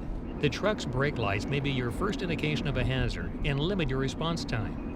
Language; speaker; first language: English; native; English